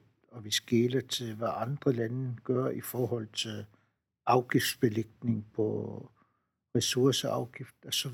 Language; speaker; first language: Danish; non-native, local second language; Kalaallisut